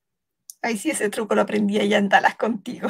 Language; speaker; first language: Spanish; native; Spanish